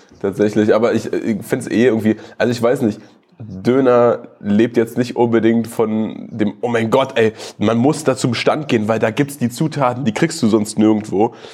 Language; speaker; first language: German; native; German